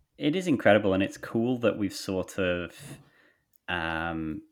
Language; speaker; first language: English; native; English